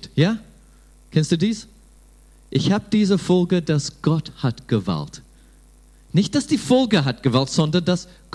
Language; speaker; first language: German; non-native, fluent; English